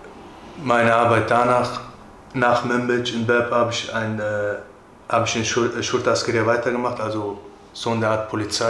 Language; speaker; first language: German; early bilingual, other home language; Turkish